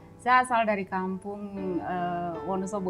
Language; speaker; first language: Indonesian; non-native, local second language; Javanese